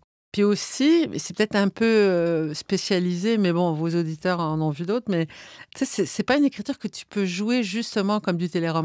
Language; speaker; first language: French; native; French